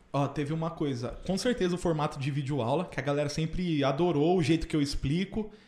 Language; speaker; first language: Portuguese; native; Portuguese